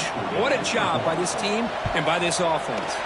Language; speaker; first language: English; native; English